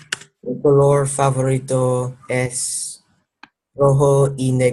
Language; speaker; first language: Spanish; non-native, learner; English